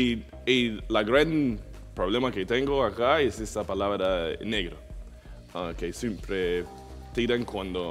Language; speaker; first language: Spanish; non-native, learner; English